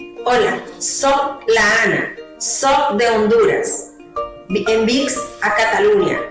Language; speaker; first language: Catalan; non-native, learner; Spanish